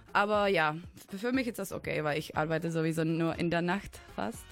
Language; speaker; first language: German; non-native, fluent; Czech